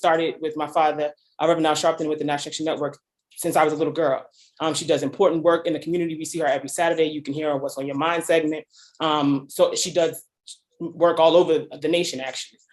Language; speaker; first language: English; native; English